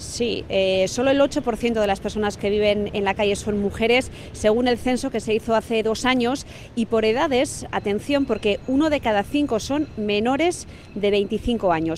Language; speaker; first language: Spanish; native; Spanish